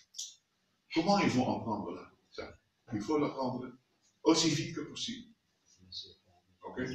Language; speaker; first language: French; non-native, fluent; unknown